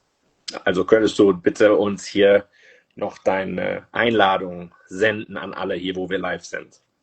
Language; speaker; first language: German; non-native, fluent; Portuguese